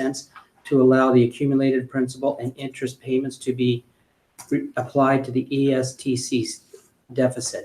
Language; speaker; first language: English; native; English